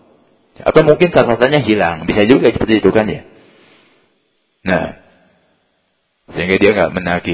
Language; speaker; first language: Indonesian; native; Indonesian